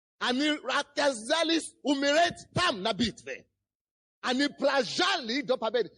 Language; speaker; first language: Russian; non-native, fluent; Yoruba